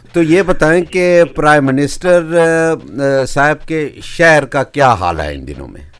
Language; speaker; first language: Urdu; non-native, local second language; Punjabi